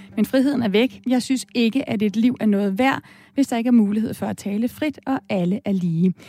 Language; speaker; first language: Danish; native; Danish